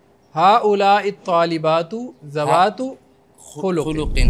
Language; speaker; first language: Arabic; non-native, fluent; Urdu